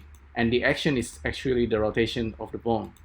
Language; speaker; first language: English; non-native, fluent; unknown